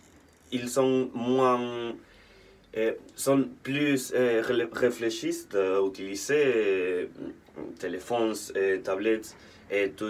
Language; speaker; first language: French; non-native, learner; Spanish